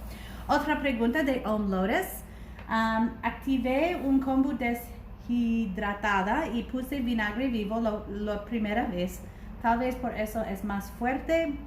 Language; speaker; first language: Spanish; non-native, learner; English